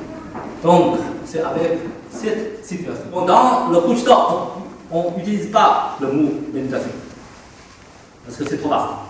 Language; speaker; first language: French; non-native, fluent; Chinese